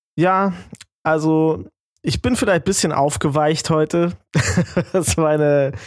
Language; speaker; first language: German; native; German